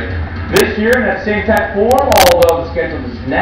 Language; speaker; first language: English; native; English